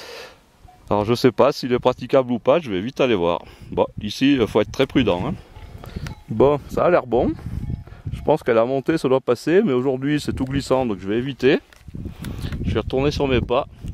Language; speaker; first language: French; native; French